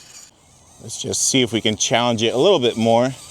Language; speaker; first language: English; native; English